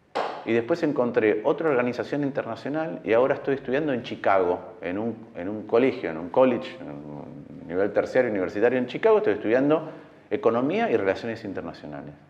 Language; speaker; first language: Spanish; native; Spanish